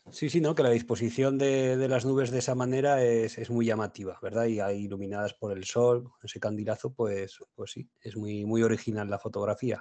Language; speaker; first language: Spanish; native; Spanish